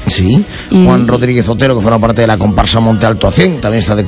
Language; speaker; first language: Spanish; native; Spanish